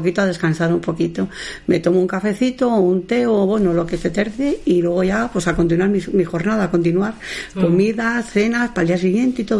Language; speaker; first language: Spanish; native; Spanish